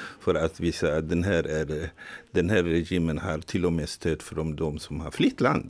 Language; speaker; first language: Swedish; non-native, fluent; Tigrinya